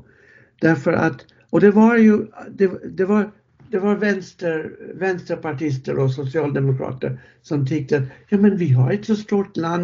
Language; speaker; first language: Swedish; non-native, fluent; English